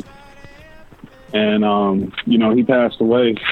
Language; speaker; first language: English; native; English